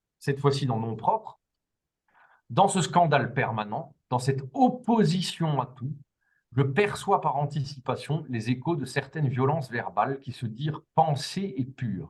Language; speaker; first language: French; native; French